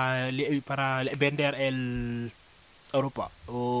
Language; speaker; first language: Spanish; non-native, learner; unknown